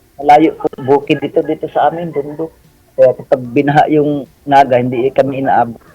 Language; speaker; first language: Filipino; non-native, local second language; Cebuano